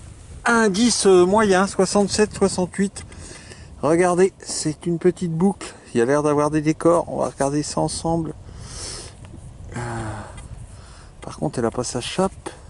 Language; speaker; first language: French; native; French